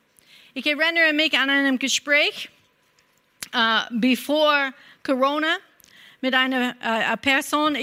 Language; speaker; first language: German; non-native, fluent; English